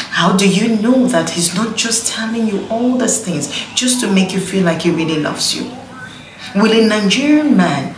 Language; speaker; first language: English; non-native, local second language; Igbo